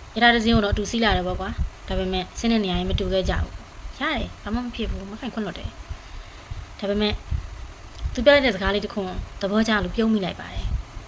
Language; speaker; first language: Burmese; native; Burmese